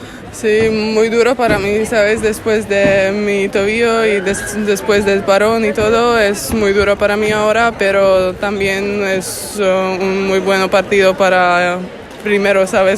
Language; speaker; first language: Spanish; non-native, learner; Czech